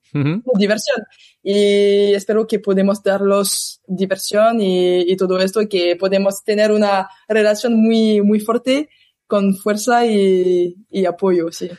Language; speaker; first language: Spanish; non-native, learner; French